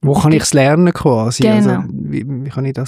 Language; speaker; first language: German; native; German